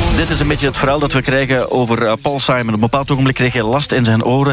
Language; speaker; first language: Dutch; native; Dutch